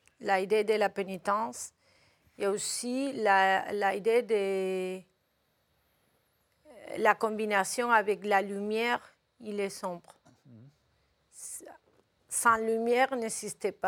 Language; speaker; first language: French; non-native, learner; Spanish